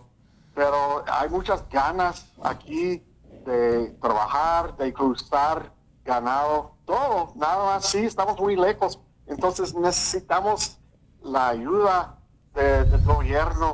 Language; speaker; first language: Spanish; early bilingual, heritage; English